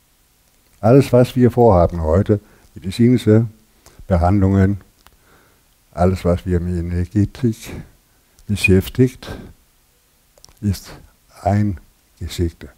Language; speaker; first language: German; non-native, learner; Danish